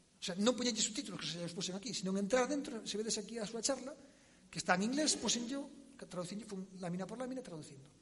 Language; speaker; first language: Galician; native; Galician